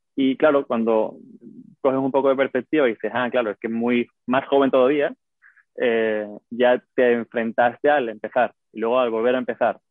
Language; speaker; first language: Spanish; native; Spanish